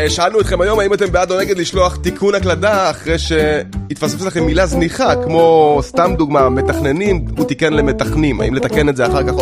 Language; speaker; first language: Hebrew; native; Hebrew